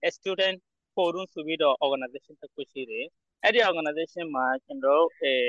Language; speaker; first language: Burmese; non-native, local second language; Rohingya